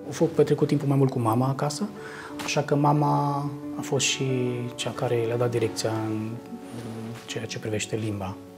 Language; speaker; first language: Romanian; native; Romanian